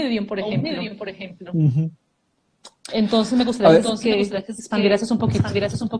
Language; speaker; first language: Spanish; native; Spanish